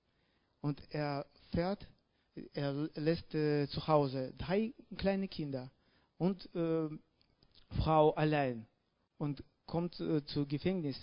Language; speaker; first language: German; non-native, learner; Russian